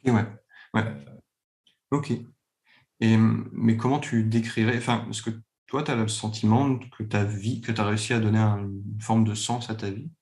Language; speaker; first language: French; native; French